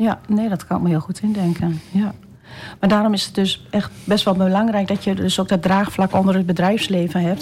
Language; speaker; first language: Dutch; native; Dutch